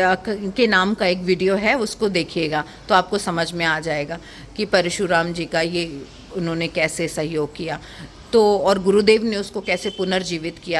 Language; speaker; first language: Hindi; native; Hindi